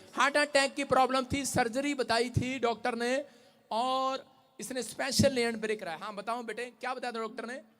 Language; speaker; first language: Hindi; non-native, local second language; Punjabi